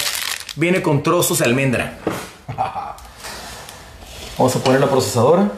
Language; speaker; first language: Spanish; native; Spanish